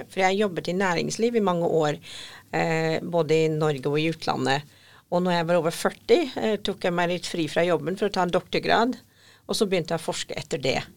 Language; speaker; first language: Norwegian; non-native, fluent; English